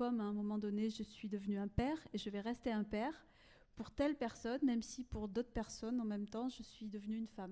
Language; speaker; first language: French; native; French